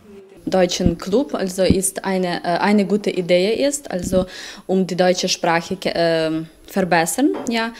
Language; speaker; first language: German; non-native, learner; Ukrainian